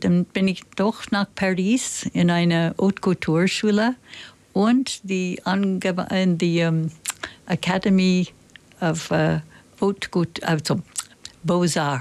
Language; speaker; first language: German; non-native, fluent; English